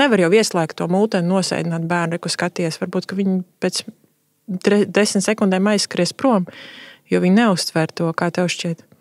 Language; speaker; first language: Latvian; native; Latvian